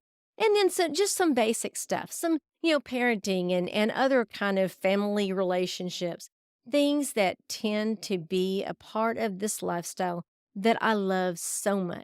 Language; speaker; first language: English; native; English